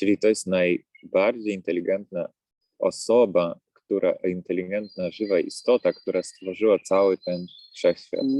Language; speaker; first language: Polish; native; Polish